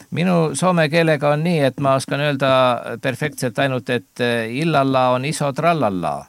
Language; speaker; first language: Estonian; native; Estonian